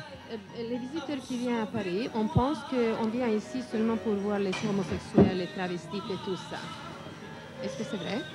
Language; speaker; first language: French; non-native, learner; Serbian